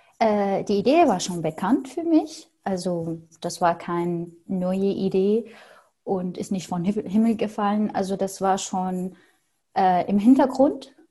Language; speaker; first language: German; non-native, fluent; Arabic